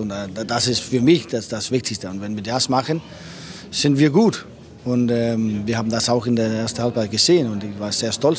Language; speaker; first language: German; non-native, fluent; Danish